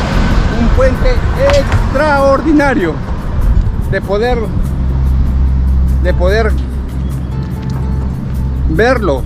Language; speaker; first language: Spanish; native; Spanish